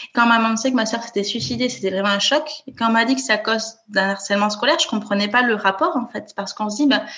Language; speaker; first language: French; native; French